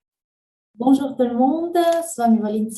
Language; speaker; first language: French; non-native, fluent; Russian